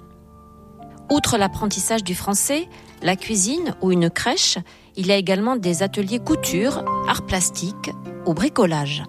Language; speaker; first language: French; native; French